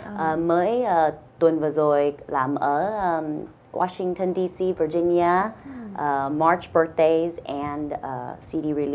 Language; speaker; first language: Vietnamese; early bilingual, heritage; Vietnamese